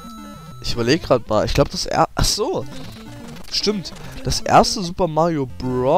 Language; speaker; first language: German; native; German